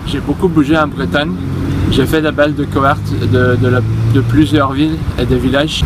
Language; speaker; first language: French; non-native, fluent; Turkish